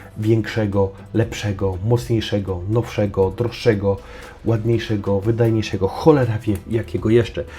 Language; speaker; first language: Polish; native; Polish